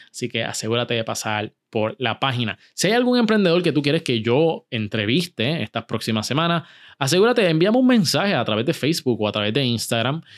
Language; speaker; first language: Spanish; native; Spanish